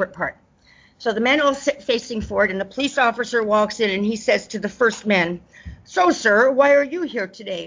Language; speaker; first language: English; native; English